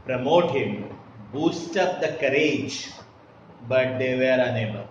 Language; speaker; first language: English; non-native, local second language; Marathi